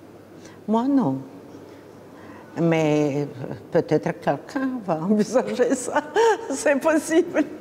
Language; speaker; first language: French; non-native, fluent; Russian